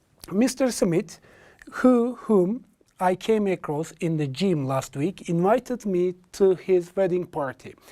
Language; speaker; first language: English; non-native, fluent; Turkish